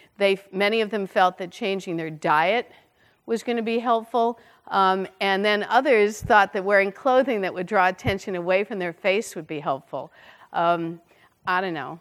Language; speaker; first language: English; native; English